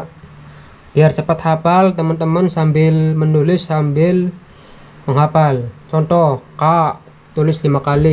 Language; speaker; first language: Indonesian; non-native, local second language; Javanese